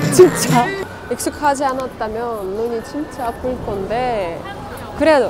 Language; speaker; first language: Korean; non-native, learner; Russian